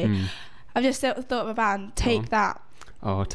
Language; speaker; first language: English; native; English